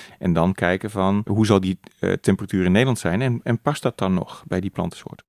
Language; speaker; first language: Dutch; native; Dutch